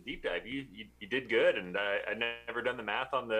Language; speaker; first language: English; native; English